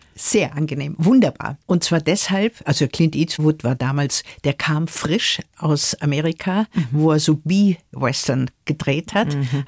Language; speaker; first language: German; native; German